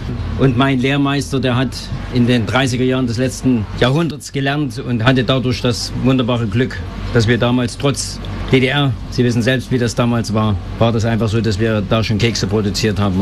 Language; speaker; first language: German; native; German